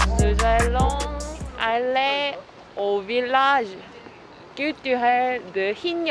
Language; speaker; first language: French; non-native, learner; Korean